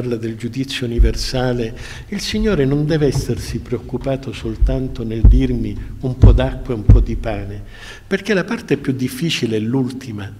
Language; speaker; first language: Italian; native; Italian